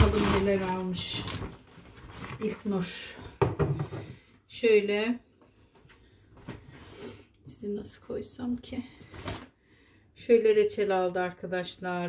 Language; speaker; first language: Turkish; native; Turkish